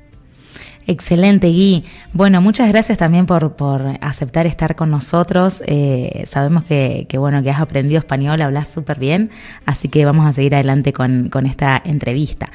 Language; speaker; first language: Spanish; native; Spanish